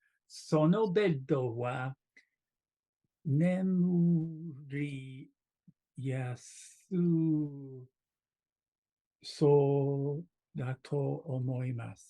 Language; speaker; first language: Japanese; non-native, learner; English